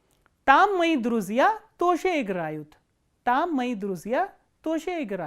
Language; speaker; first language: Russian; non-native, fluent; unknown